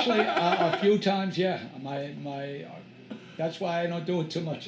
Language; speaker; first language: English; native; English